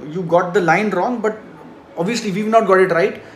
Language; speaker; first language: Hindi; non-native, local second language; Marathi